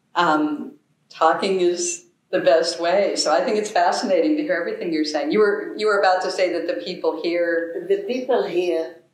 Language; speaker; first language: English; native; English